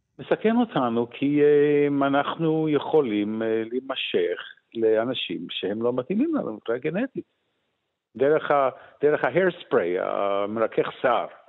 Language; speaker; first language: Hebrew; non-native, fluent; English